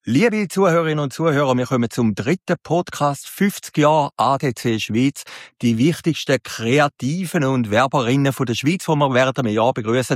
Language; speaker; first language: German; native; German